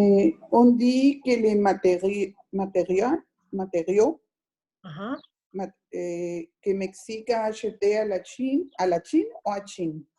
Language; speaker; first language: French; non-native, learner; Spanish